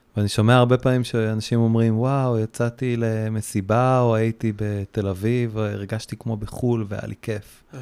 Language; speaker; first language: Hebrew; native; Hebrew